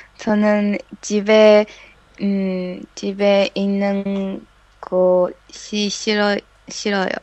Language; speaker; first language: Korean; non-native, learner; Chinese